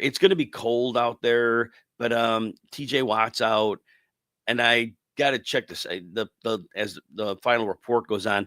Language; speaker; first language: English; native; English